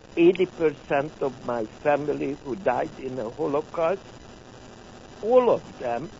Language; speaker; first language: English; non-native, fluent; Hungarian